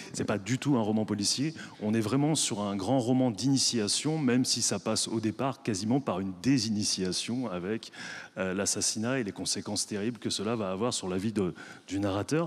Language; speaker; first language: French; native; French